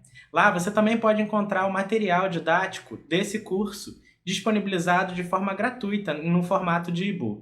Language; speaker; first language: Portuguese; native; Portuguese